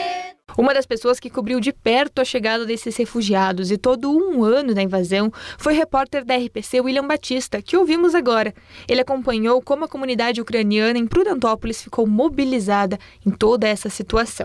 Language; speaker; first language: Portuguese; native; Portuguese